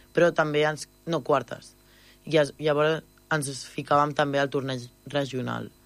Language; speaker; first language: Catalan; native; Catalan